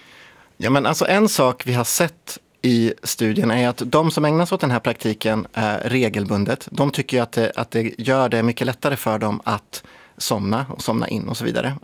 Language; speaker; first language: Swedish; native; Swedish